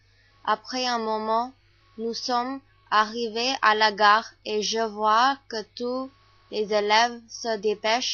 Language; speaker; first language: French; non-native, learner; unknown